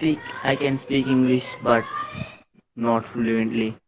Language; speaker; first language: English; non-native, learner; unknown